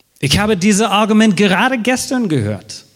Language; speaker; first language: German; non-native, fluent; English